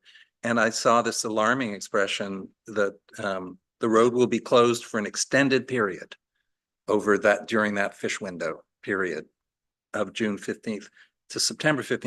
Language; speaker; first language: English; native; English